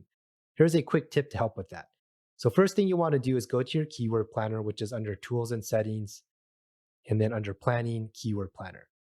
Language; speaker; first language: English; native; English